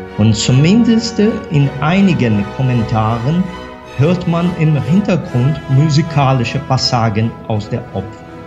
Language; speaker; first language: German; non-native, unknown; Portuguese